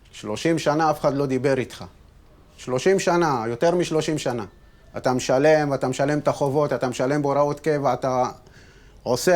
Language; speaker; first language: Hebrew; native; Hebrew